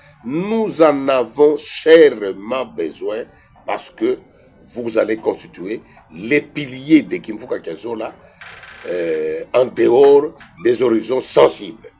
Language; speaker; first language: French; non-native, local second language; Kongo